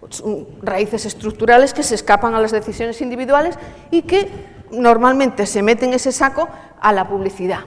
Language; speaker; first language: Spanish; native; Spanish